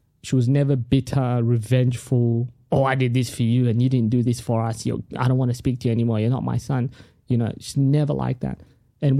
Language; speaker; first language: English; non-native, local second language; Tigrinya